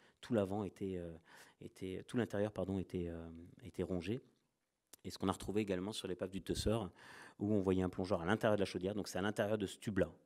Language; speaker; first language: French; native; French